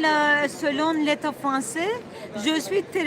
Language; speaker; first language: French; non-native, learner; Turkish